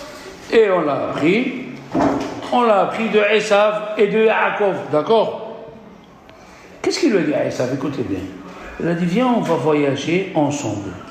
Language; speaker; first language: French; native; French